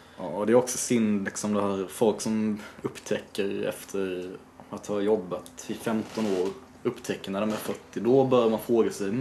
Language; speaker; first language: Swedish; native; Swedish